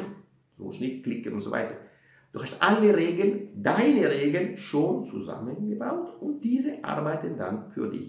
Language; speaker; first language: German; non-native, fluent; Italian